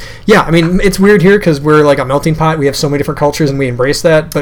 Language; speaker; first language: English; native; English